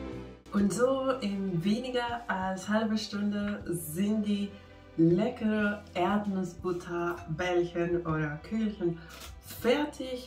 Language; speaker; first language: German; non-native, fluent; Finnish